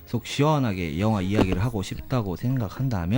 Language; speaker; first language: Korean; native; Korean